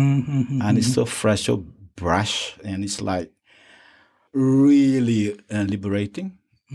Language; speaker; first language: English; non-native, local second language; Malay